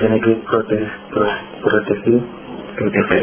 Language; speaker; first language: Spanish; non-native, learner; Wolof